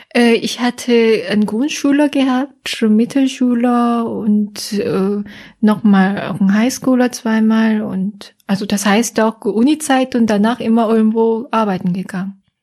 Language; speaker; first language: German; non-native, fluent; Korean